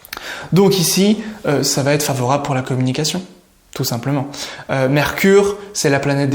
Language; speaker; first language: French; native; French